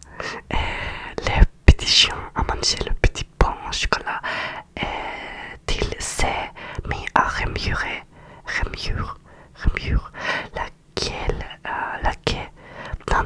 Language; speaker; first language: French; non-native, learner; Russian